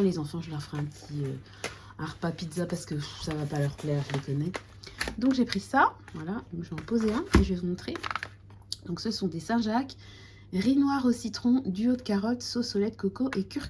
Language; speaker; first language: French; native; French